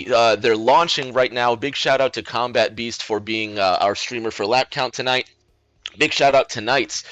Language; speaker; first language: English; native; English